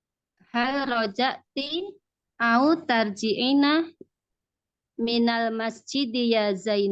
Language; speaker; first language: Arabic; non-native, learner; Indonesian